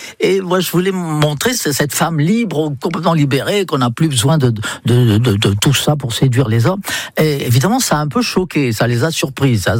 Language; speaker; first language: French; non-native, fluent; English